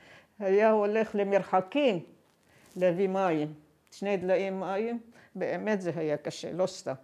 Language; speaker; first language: Hebrew; non-native, fluent; Arabic